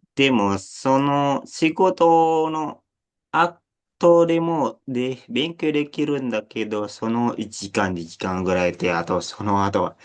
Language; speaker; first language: Japanese; non-native, learner; Indonesian